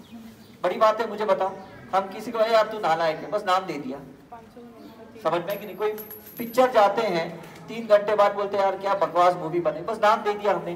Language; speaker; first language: Hindi; native; Hindi